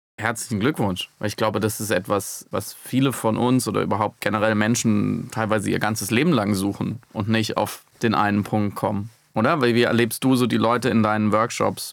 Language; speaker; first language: German; native; German